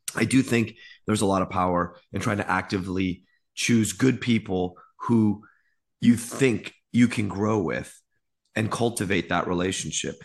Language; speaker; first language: English; early bilingual, other home language; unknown